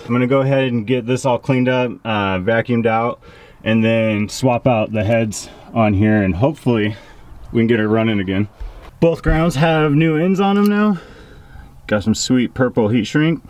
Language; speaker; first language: English; native; English